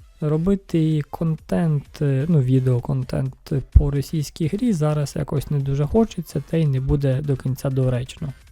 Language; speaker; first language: Ukrainian; non-native, local second language; Russian